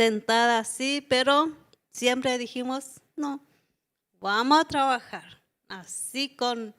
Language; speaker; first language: Spanish; non-native, local second language; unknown